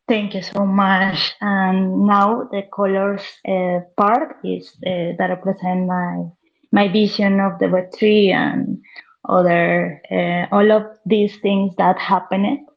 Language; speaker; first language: English; non-native, learner; Spanish